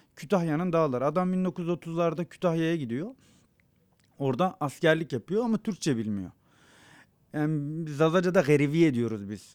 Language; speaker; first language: Turkish; non-native, local second language; Zaza